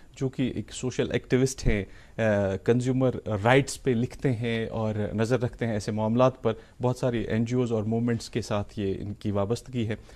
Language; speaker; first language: Hindi; non-native, local second language; Kashmiri